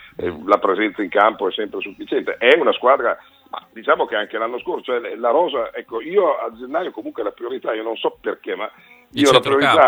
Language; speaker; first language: Italian; native; Italian